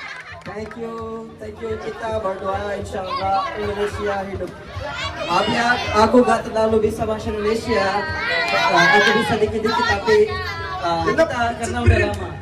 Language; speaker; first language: Indonesian; non-native, learner; Urdu